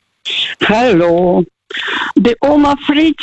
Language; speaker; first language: German; non-native, fluent; Russian